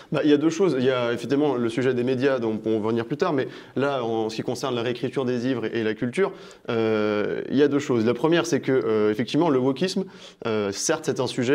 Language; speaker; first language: French; native; French